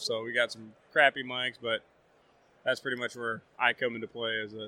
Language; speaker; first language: English; native; English